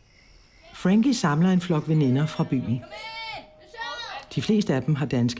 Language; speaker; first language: Danish; native; Danish